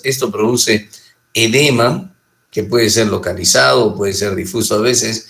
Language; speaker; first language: Spanish; native; Spanish